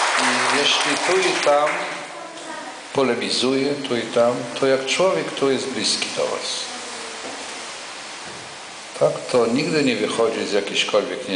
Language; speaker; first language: Polish; non-native, local second language; Yiddish